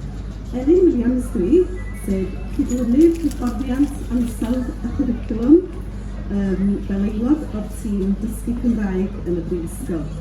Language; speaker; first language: Welsh; native; Welsh